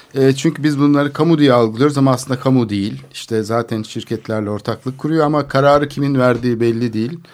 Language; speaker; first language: Turkish; native; Turkish